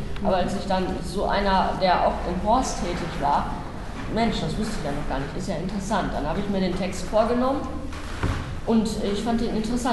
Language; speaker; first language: German; native; German